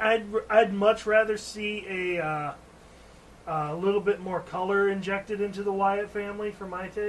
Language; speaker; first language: English; native; English